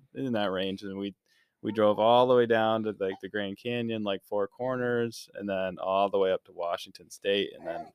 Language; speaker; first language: English; native; English